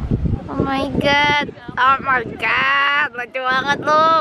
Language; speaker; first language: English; non-native, learner; Indonesian